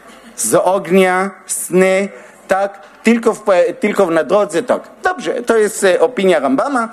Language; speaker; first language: Polish; non-native, learner; Hebrew